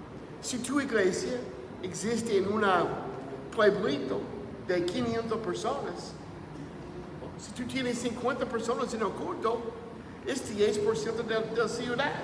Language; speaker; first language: Spanish; non-native, fluent; English